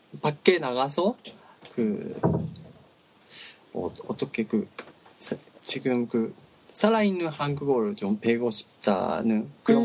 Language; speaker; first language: Korean; non-native, learner; Japanese